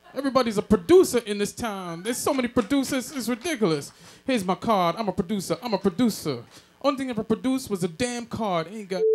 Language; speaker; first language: English; native; English